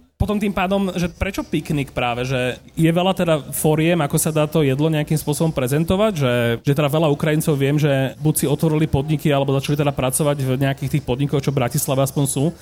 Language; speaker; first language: Slovak; native; Slovak